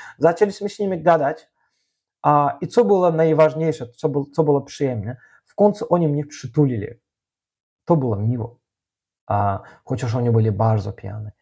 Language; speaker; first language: Polish; non-native, fluent; Azerbaijani